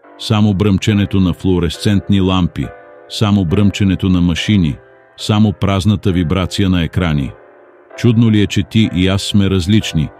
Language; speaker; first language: Bulgarian; non-native, learner; English